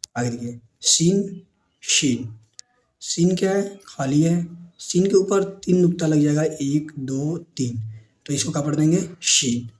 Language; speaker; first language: Hindi; native; Hindi